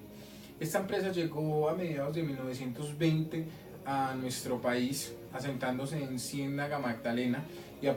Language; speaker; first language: Spanish; native; Spanish